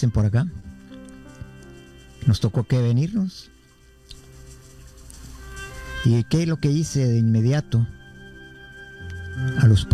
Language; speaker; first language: Spanish; native; Spanish